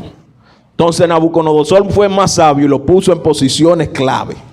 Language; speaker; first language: Spanish; native; Spanish